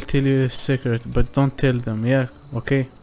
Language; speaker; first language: English; non-native, learner; Arabic